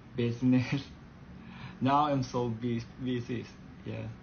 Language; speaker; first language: English; non-native, learner; Thai